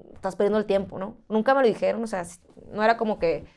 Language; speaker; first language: Spanish; native; Spanish